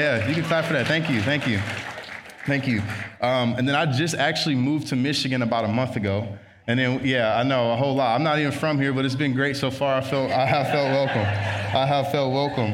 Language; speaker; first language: English; native; English